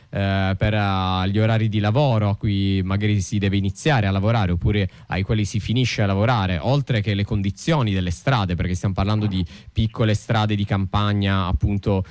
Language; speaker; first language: Italian; native; Italian